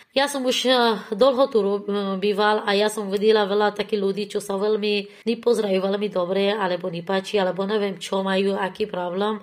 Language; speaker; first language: Slovak; non-native, learner; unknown